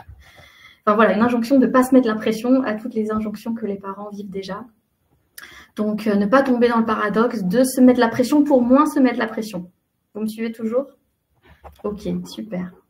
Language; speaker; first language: French; native; French